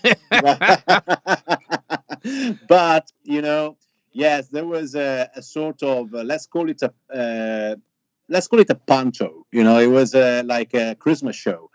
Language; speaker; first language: English; non-native, fluent; Italian